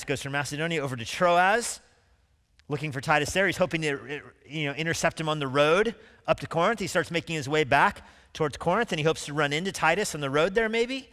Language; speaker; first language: English; native; English